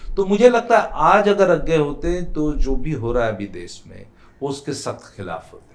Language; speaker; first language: Hindi; native; Hindi